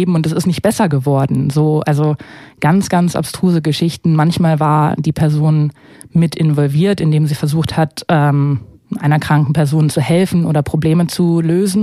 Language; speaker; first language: German; native; German